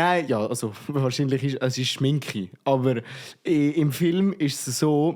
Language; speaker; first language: German; native; German